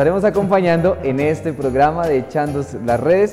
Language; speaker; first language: Spanish; native; Spanish